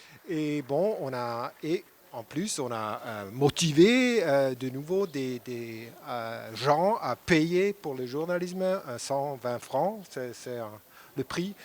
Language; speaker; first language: French; non-native, local second language; German